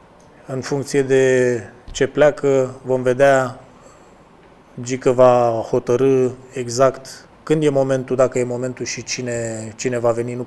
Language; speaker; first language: Romanian; native; Romanian